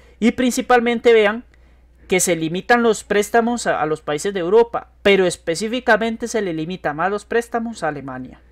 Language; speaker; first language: Spanish; native; Spanish